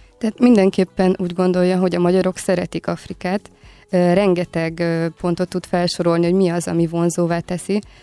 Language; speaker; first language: Hungarian; native; Hungarian